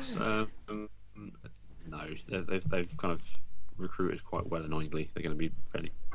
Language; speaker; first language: English; native; English